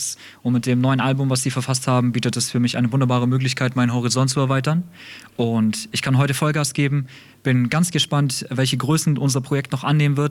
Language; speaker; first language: German; early bilingual, other home language; Russian